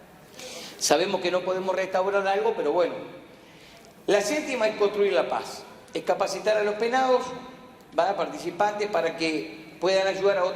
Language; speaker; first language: Spanish; native; Spanish